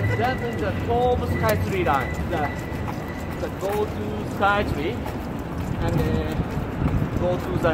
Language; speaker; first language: English; non-native, learner; Japanese